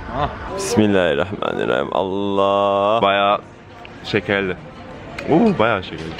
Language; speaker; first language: Turkish; non-native, fluent; Japanese